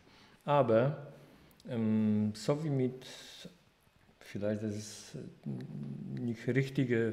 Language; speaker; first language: German; non-native, fluent; Polish